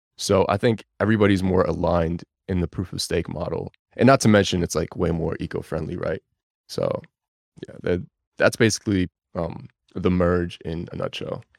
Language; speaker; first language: English; early bilingual, other home language; Bulgarian